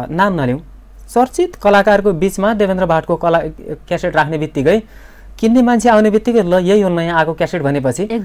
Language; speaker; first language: Nepali; native; Nepali